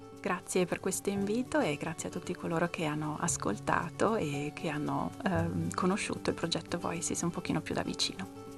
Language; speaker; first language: Italian; native; Italian